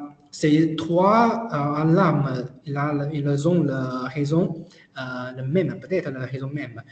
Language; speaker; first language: French; non-native, learner; Chinese